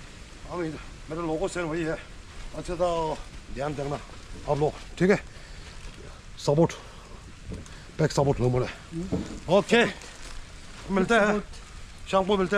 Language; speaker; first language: Hindi; non-native, local second language; Tibetan